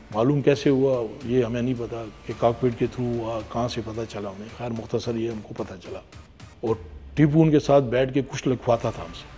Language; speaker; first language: Urdu; non-native, local second language; Pashto